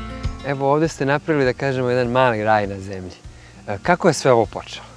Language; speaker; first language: Bosnian; native; Bosnian